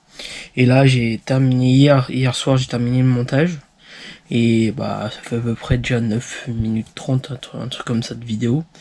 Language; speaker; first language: French; native; French